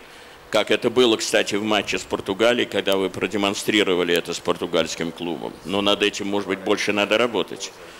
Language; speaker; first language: Russian; native; Russian